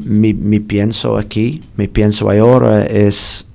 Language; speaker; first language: Spanish; non-native, learner; English